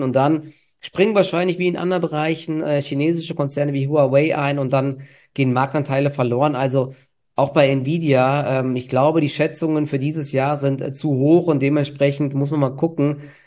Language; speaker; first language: German; native; German